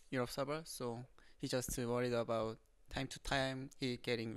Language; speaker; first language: English; non-native, learner; Korean